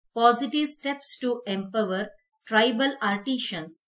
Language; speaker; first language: English; non-native, local second language; Kannada